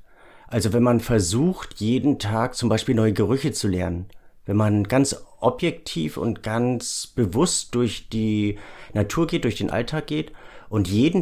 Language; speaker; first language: German; native; German